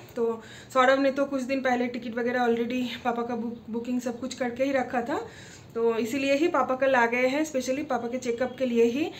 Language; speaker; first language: Hindi; non-native, local second language; Bangla